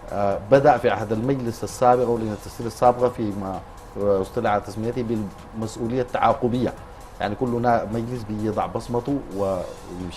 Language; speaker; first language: Arabic; native; Arabic